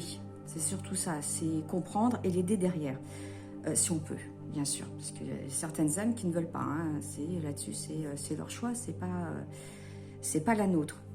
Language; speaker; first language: French; native; French